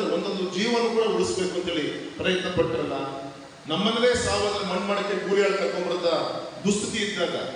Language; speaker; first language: Kannada; native; Kannada